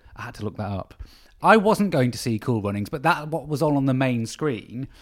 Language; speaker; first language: English; native; English